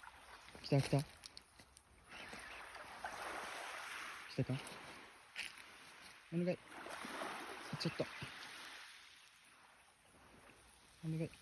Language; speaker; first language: Japanese; native; Japanese